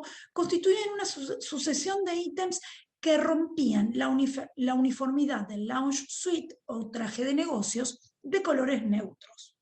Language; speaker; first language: Spanish; native; Spanish